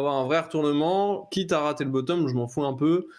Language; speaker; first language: French; native; French